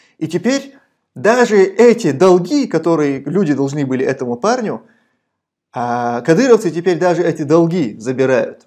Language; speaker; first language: Russian; non-native, local second language; Chechen